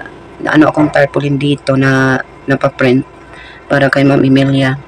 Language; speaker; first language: Filipino; native; Filipino